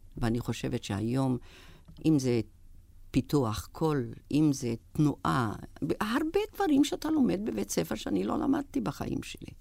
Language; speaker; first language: Hebrew; non-native, fluent; German